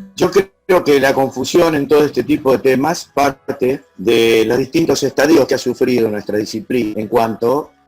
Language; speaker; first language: Spanish; native; Spanish